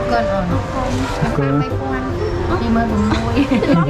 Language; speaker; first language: Korean; non-native, learner; Khmer